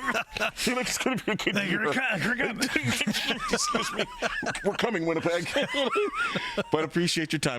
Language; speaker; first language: English; native; English